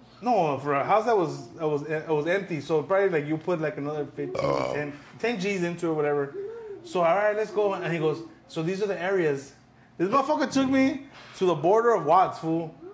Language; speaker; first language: English; early bilingual, other home language; Spanish